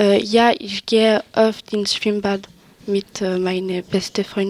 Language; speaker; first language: German; non-native, local second language; French